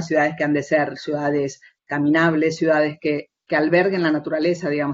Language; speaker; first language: Spanish; native; Spanish